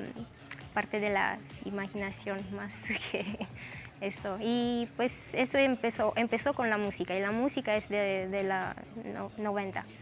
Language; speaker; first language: Spanish; non-native, fluent; Romanian